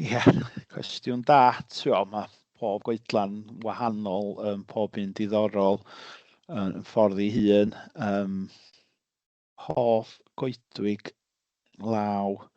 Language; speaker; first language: Welsh; native; Welsh